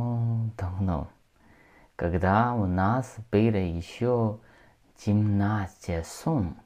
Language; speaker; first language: Russian; non-native, learner; Chinese